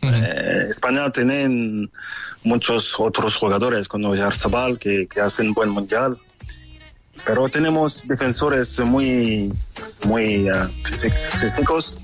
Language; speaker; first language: Spanish; non-native, fluent; French